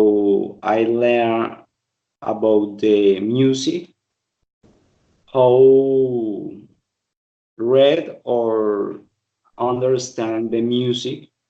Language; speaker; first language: English; non-native, learner; Spanish